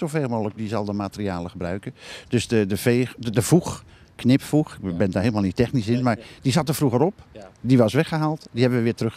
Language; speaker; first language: Dutch; native; Dutch